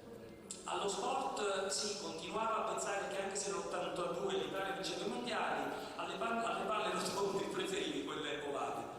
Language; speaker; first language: Italian; native; Italian